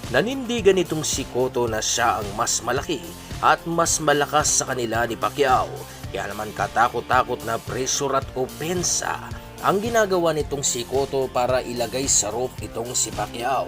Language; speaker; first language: Filipino; non-native, local second language; Cebuano